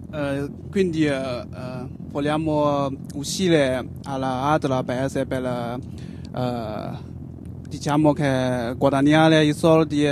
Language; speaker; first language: Italian; non-native, learner; Chinese